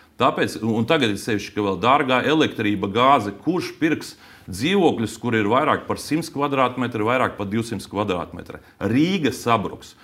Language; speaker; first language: Latvian; native; Latvian